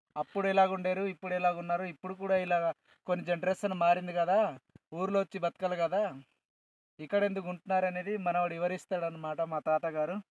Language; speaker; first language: Telugu; non-native, local second language; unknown